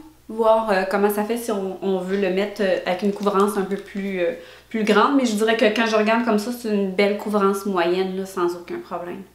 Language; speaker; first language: French; native; French